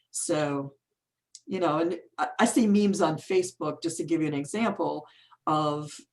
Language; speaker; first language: English; native; English